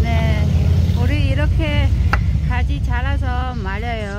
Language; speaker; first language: Korean; non-native, learner; Vietnamese